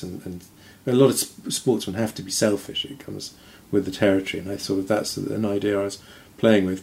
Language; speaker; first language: English; native; English